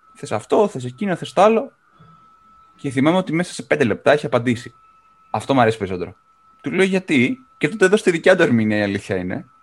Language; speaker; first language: Greek; native; Greek